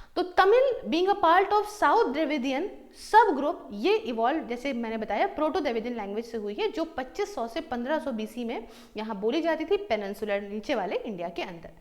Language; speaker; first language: Hindi; native; Hindi